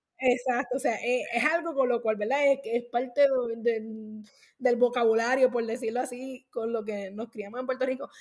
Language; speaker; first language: Spanish; native; Spanish